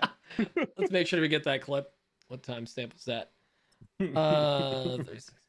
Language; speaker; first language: English; native; English